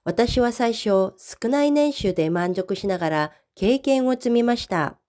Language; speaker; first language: Japanese; non-native, fluent; Korean